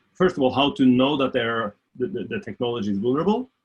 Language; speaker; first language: English; non-native, fluent; Norwegian